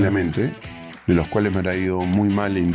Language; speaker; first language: Spanish; native; Spanish